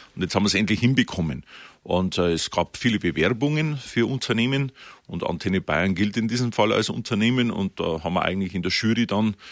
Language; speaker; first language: German; native; German